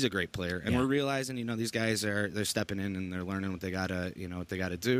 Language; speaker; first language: English; native; English